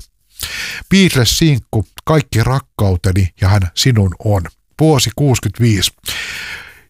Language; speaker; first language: Finnish; native; Finnish